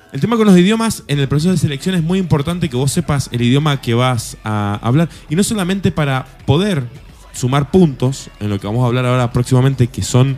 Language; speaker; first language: Spanish; native; Spanish